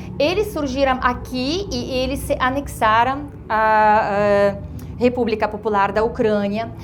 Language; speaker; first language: Portuguese; non-native, fluent; Ukrainian